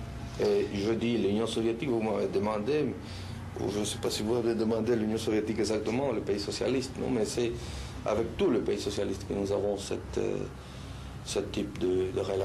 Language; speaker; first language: French; non-native, fluent; Spanish